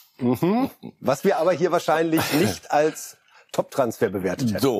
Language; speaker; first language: German; native; German